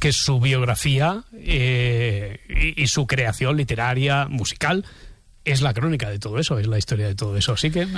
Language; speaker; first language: Spanish; native; Spanish